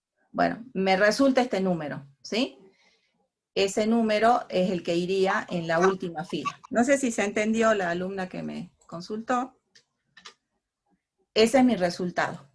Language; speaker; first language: Spanish; native; Spanish